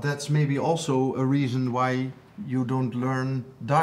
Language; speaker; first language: English; non-native, fluent; Dutch